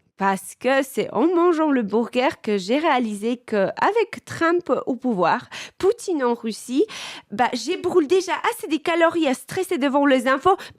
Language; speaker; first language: French; non-native, fluent; Polish